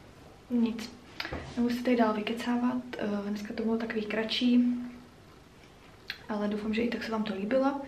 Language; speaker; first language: Czech; native; Czech